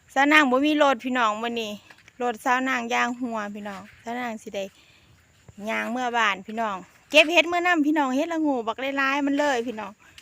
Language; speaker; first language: Thai; native; Thai